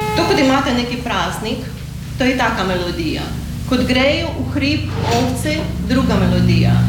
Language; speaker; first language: Slovenian; non-native, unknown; Ukrainian